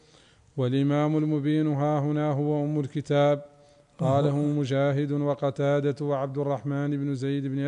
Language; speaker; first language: Arabic; native; Arabic